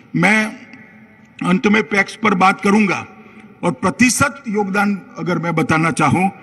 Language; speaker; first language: Hindi; non-native, local second language; Gujarati